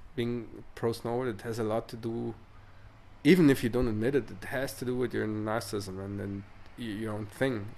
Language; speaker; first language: English; non-native, fluent; Italian